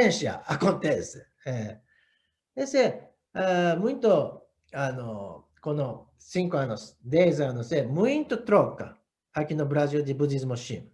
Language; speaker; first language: Portuguese; non-native, learner; Japanese